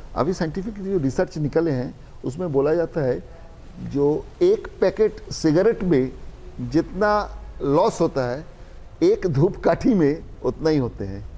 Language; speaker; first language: Hindi; non-native, local second language; Bangla